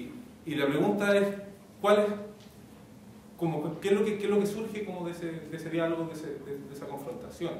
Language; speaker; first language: Spanish; native; Spanish